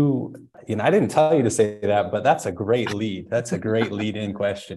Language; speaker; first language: English; native; English